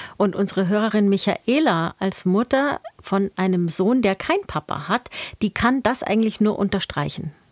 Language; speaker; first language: German; native; German